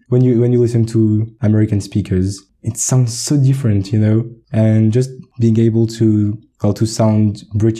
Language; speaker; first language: English; non-native, fluent; French